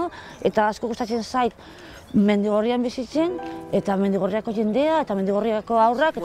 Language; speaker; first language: Basque; non-native, local second language; Spanish